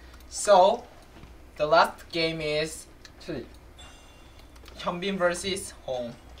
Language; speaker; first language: English; non-native, learner; Korean